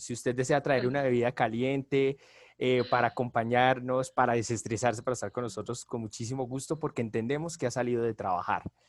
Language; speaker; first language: Spanish; native; Spanish